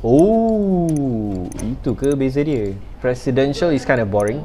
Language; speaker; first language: English; non-native, local second language; Malay